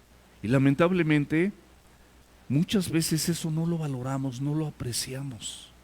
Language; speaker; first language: Spanish; native; Spanish